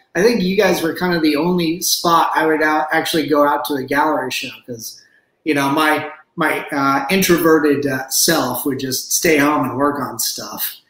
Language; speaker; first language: English; native; English